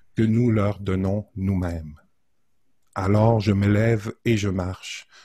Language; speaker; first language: French; native; French